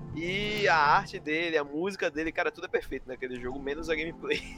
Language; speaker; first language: Portuguese; native; Portuguese